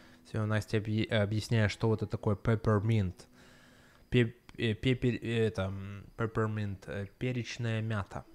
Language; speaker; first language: Russian; native; Russian